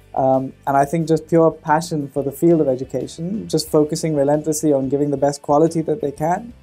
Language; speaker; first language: English; native; English